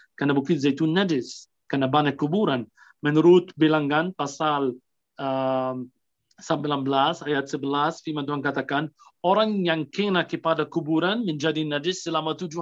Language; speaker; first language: Indonesian; non-native, fluent; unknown